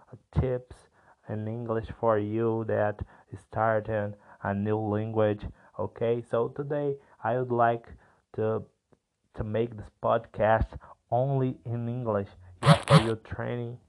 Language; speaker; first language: English; non-native, learner; Portuguese